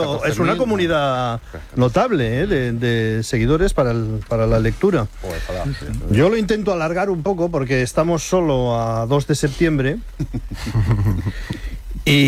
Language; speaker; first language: Spanish; native; Spanish